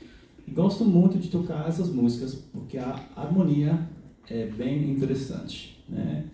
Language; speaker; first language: Portuguese; non-native, fluent; English